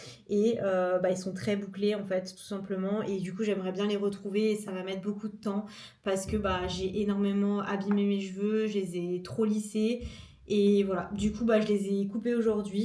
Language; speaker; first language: French; native; French